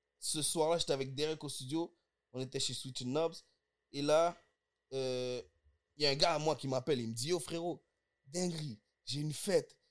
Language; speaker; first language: French; early bilingual, other home language; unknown